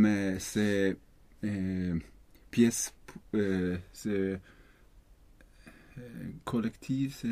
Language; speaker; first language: French; non-native, learner; Swedish